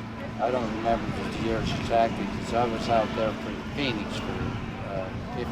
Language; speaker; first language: English; native; English